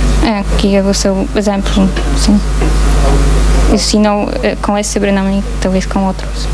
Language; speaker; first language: Portuguese; non-native, fluent; Polish